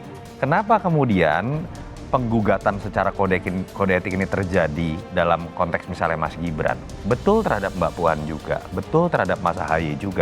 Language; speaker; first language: Indonesian; native; Indonesian